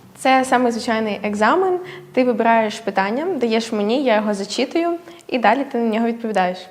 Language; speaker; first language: Ukrainian; native; Ukrainian